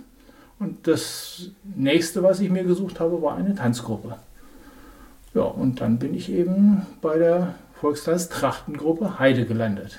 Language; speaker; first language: German; native; German